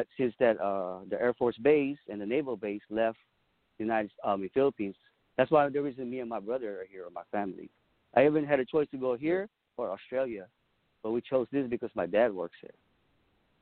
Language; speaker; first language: English; non-native, local second language; Pampanga